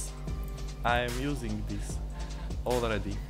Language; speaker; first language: English; non-native, learner; Slovak